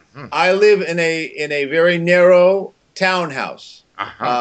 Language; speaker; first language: English; native; English